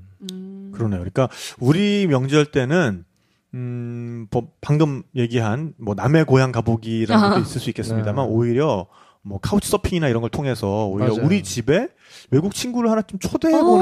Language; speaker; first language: Korean; native; Korean